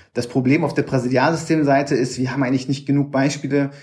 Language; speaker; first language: German; native; German